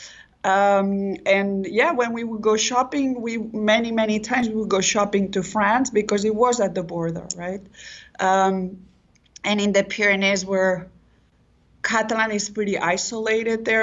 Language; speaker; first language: English; non-native, fluent; Catalan